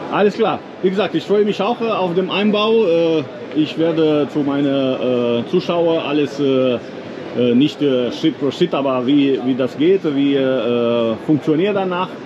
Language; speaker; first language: German; non-native, fluent; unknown